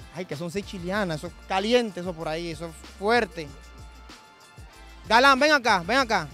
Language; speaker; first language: Spanish; native; Spanish